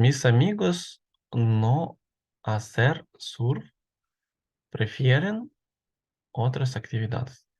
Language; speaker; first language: Spanish; non-native, fluent; Ukrainian